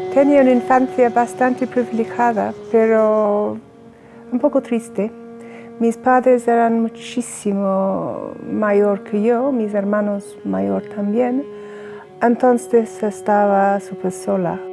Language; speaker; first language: Spanish; non-native, fluent; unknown